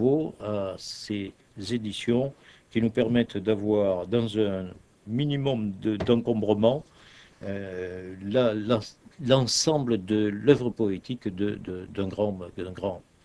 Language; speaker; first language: French; native; French